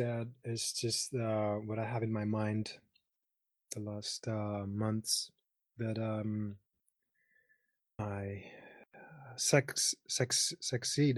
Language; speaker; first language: English; non-native, fluent; Greek